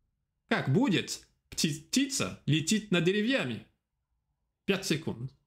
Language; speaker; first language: Russian; non-native, fluent; French